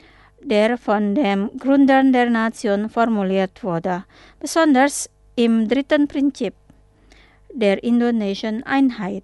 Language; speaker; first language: German; non-native, fluent; Indonesian